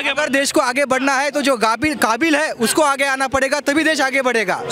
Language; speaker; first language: Hindi; non-native, local second language; Marathi